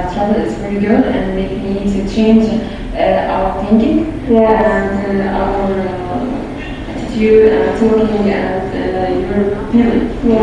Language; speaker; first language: English; non-native, learner; Arabic